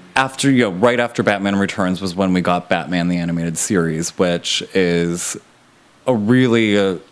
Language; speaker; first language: English; native; English